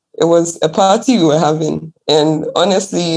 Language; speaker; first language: English; non-native, local second language; Akan